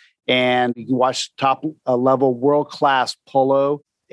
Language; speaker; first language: English; native; English